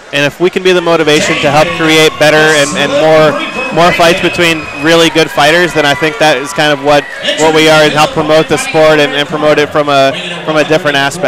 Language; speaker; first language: English; native; English